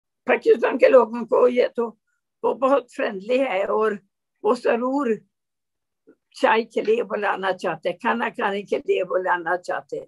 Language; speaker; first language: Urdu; non-native, learner; Swedish